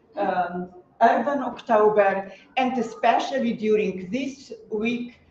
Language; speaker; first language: English; non-native, fluent; Slovenian